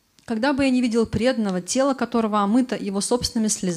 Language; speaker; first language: Russian; native; Russian